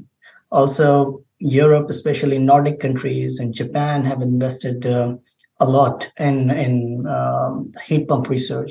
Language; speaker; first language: English; non-native, local second language; Urdu